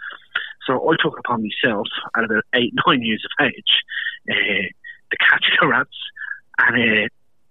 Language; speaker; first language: English; native; English